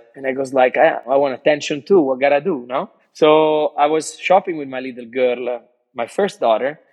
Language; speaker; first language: English; non-native, fluent; Italian